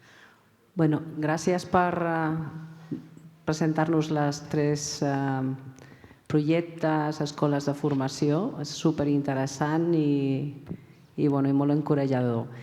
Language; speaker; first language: Catalan; non-native, local second language; Spanish